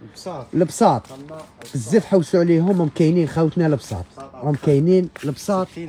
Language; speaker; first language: Arabic; native; Arabic